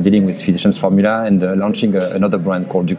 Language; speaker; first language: English; non-native, fluent; French